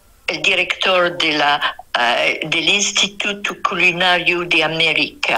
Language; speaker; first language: Spanish; non-native, fluent; Arabic